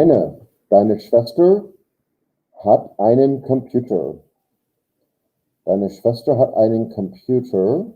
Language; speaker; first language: German; non-native, fluent; English